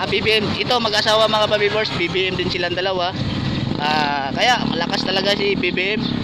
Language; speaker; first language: Filipino; non-native, local second language; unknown